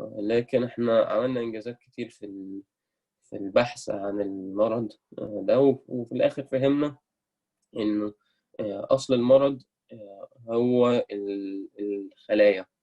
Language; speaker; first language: Arabic; native; Arabic